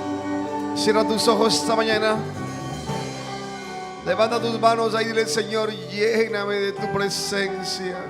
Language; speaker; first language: Spanish; native; Spanish